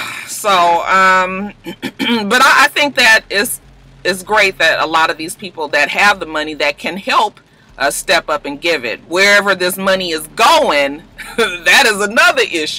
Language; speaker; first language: English; native; English